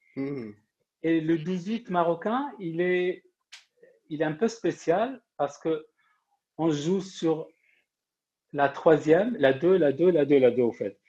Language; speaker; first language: French; non-native, local second language; Arabic